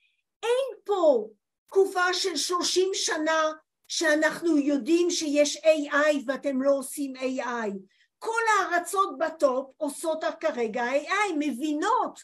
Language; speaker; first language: Hebrew; non-native, fluent; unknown